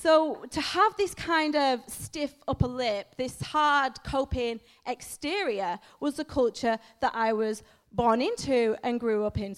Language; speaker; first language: English; native; English